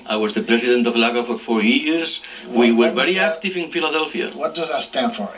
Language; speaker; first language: English; non-native, fluent; Spanish